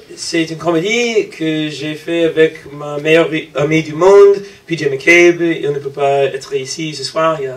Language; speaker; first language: French; non-native, learner; English